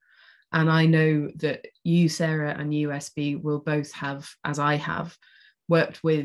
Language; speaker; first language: English; native; English